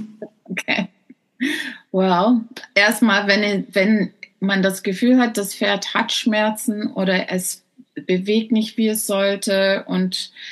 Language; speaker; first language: German; non-native, fluent; English